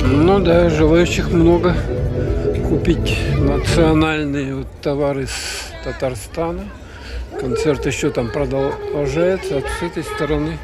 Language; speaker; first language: Russian; native; Russian